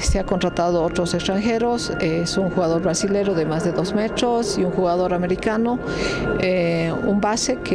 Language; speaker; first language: Spanish; native; Spanish